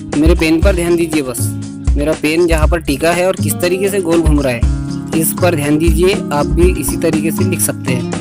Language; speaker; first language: Hindi; native; Hindi